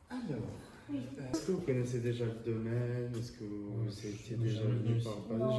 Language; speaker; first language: French; native; French